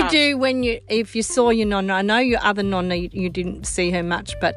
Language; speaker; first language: English; non-native, local second language; Sicilian